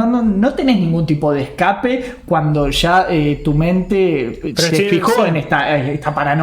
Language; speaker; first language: Spanish; native; Spanish